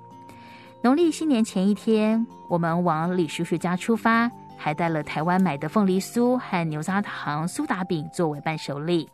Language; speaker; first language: Chinese; native; Chinese